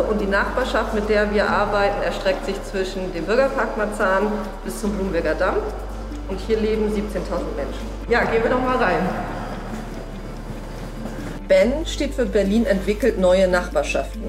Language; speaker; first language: German; native; German